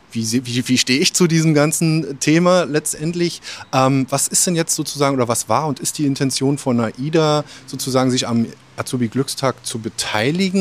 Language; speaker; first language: German; native; German